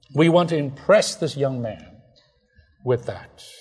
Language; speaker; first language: English; non-native, fluent; Chinese